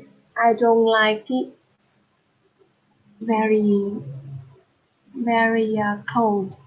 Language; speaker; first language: English; non-native, learner; Vietnamese